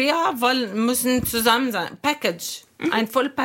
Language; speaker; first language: German; non-native, local second language; Arabic